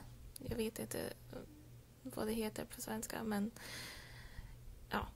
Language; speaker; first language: Swedish; early bilingual, heritage; English